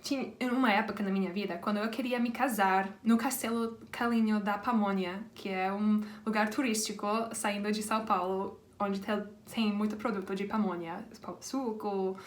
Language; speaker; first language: Portuguese; non-native, fluent; English